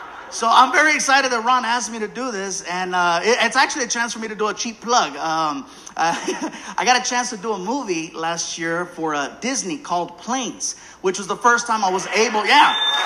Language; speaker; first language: English; early bilingual, other home language; Spanish